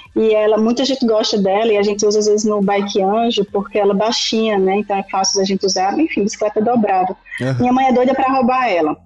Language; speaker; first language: Portuguese; native; Portuguese